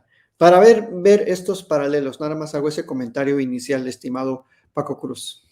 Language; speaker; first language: Spanish; native; Spanish